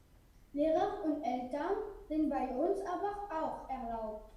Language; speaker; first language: German; non-native, learner; French